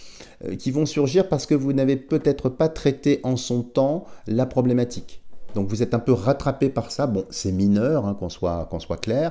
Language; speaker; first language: French; native; French